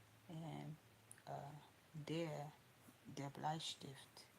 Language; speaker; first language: German; non-native, learner; English